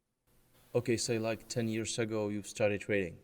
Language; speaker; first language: English; non-native, fluent; Czech